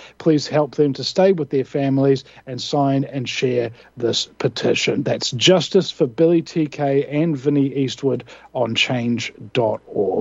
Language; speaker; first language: English; native; English